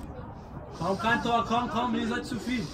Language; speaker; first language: German; native; German